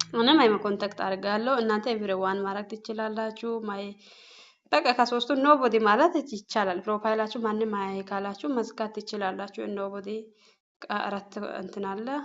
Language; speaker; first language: Amharic; non-native, local second language; Oromo